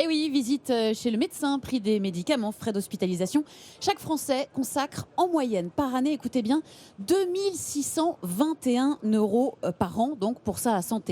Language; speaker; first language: French; native; French